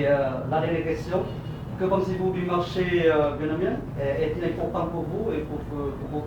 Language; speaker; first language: French; non-native, learner; Vietnamese